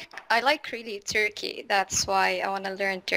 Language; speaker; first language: English; non-native, fluent; Arabic